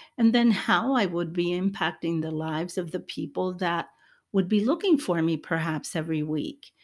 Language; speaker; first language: English; early bilingual, other home language; Spanish